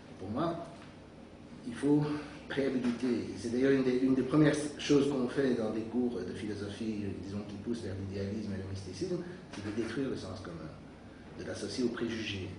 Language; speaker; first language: French; native; French